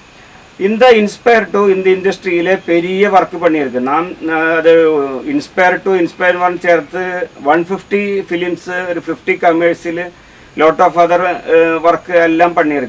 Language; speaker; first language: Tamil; non-native, learner; Malayalam